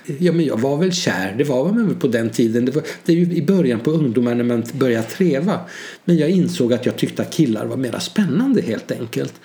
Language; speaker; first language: Swedish; early bilingual, other home language; Hungarian